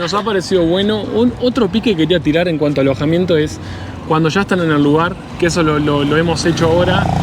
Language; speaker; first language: Spanish; native; Spanish